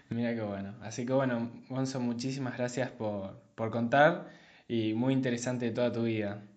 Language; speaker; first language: Spanish; native; Spanish